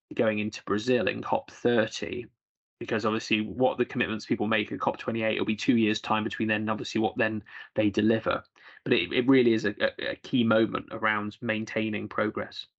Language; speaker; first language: English; native; English